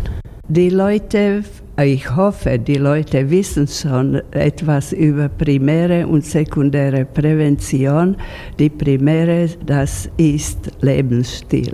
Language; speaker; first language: German; non-native, fluent; Slovak